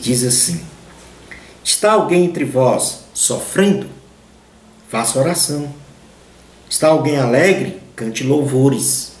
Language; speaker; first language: Portuguese; native; Portuguese